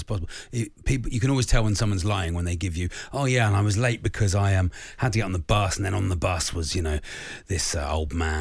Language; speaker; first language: English; native; English